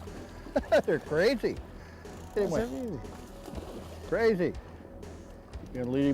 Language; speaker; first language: English; native; English